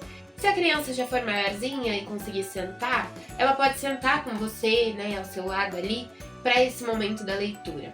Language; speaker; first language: Portuguese; native; Portuguese